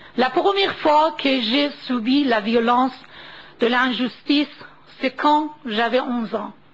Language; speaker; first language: French; non-native, fluent; Persian